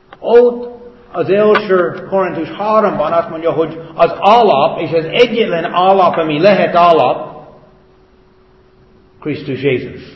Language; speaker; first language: Hungarian; non-native, fluent; English